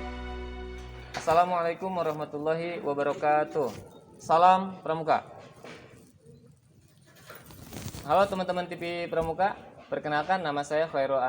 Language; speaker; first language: Indonesian; native; Indonesian